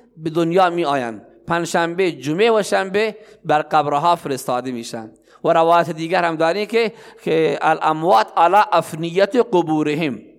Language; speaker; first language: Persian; non-native, local second language; Baluchi